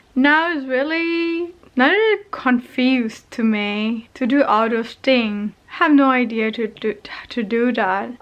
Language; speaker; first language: English; non-native, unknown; Thai